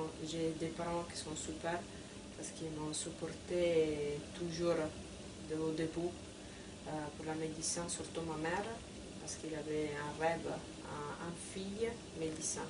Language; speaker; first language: French; non-native, fluent; Italian